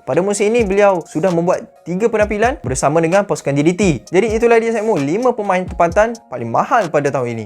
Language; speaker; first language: Malay; native; Malay